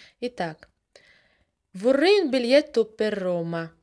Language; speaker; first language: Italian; non-native, fluent; Russian